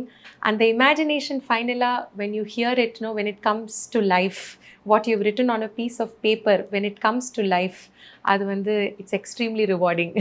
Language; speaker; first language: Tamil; non-native, fluent; Malayalam